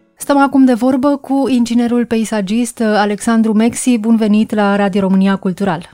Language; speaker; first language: Romanian; native; Romanian